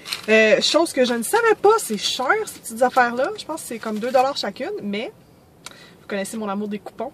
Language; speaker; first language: French; native; French